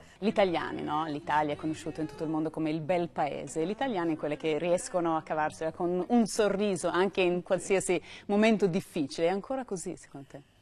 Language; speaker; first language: Italian; non-native, fluent; Swedish